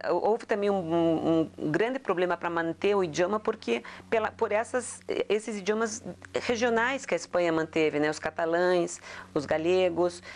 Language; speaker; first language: Portuguese; early bilingual, other home language; Spanish